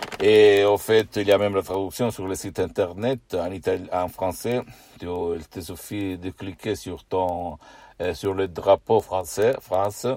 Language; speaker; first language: French; non-native, fluent; Italian